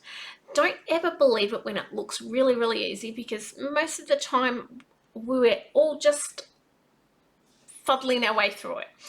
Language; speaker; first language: English; native; English